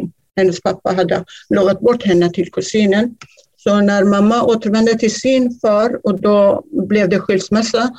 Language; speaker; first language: Swedish; non-native, fluent; Kurdish